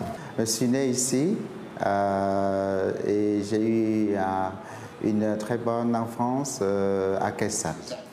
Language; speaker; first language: French; non-native, fluent; Vietnamese